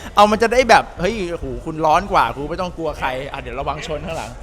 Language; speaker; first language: Thai; native; Thai